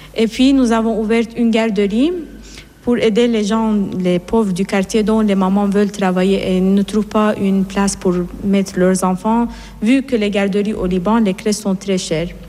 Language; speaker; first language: French; non-native, fluent; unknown